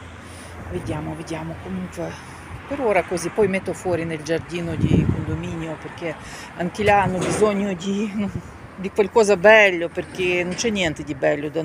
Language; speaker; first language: Italian; non-native, learner; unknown